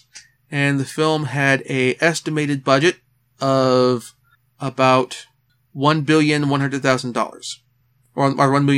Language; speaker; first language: English; native; English